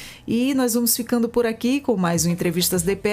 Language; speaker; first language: Portuguese; native; Portuguese